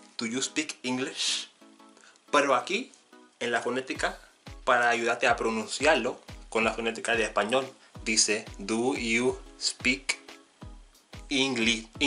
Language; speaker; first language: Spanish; non-native, fluent; English